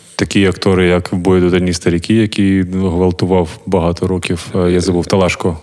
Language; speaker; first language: Ukrainian; non-native, local second language; Russian